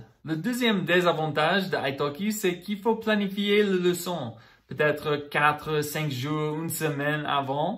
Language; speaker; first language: French; non-native, fluent; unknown